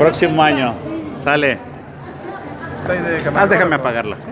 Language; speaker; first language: Spanish; native; Spanish